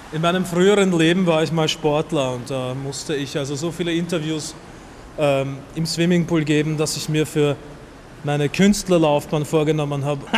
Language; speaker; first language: German; native; German